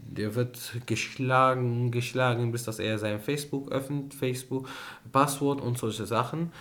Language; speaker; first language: German; non-native, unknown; Arabic